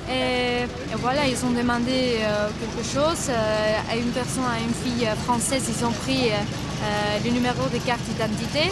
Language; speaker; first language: French; non-native, fluent; Spanish